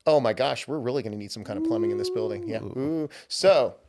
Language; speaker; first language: English; native; English